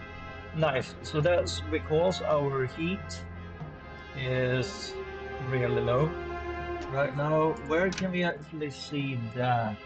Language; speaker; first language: English; non-native, fluent; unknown